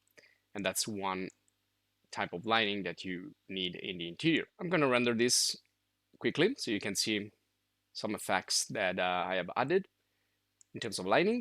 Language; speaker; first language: English; non-native, fluent; Italian